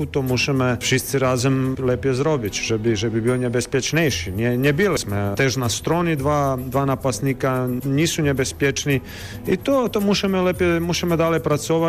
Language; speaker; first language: Polish; non-native, learner; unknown